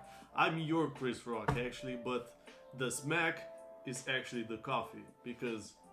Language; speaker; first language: English; non-native, fluent; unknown